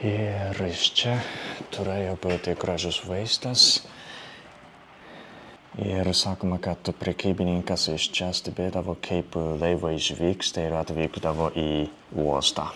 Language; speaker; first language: Lithuanian; non-native, fluent; Japanese